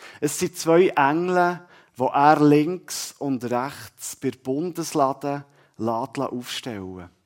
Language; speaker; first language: German; native; German